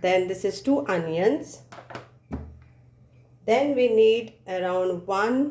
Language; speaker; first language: English; non-native, local second language; Konkani